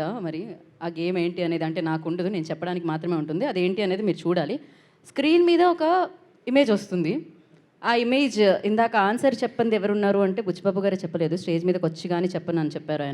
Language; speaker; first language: Telugu; native; Telugu